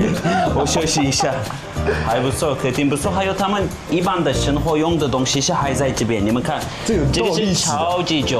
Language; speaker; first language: Chinese; non-native, fluent; Turkish